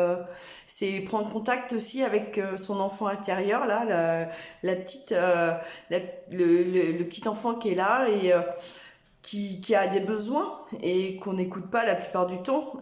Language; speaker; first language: French; native; French